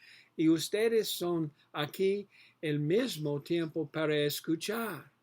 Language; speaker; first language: Spanish; non-native, learner; English